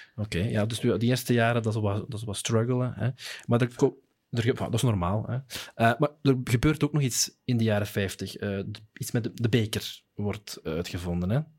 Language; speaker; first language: Dutch; native; Dutch